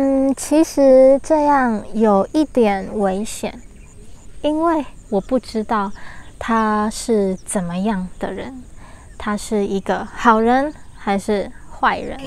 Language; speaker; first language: Chinese; non-native, learner; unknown